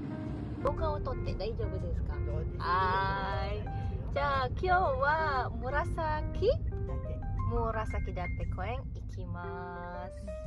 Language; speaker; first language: Japanese; non-native, learner; Indonesian